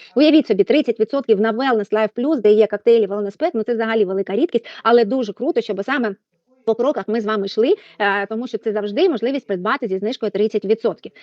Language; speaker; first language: Ukrainian; non-native, local second language; Russian